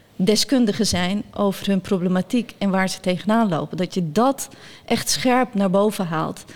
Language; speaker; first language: Dutch; early bilingual, other home language; Turkish